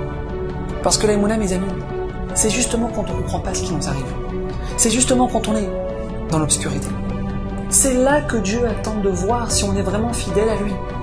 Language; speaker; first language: French; native; French